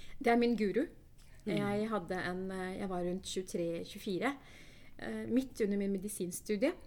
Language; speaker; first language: Norwegian; early bilingual, other home language; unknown